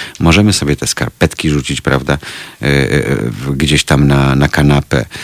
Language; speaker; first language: Polish; native; Polish